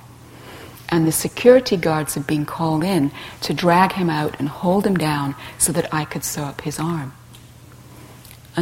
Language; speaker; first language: English; native; English